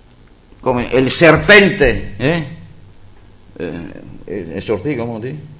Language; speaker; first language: Spanish; non-native, learner; Greek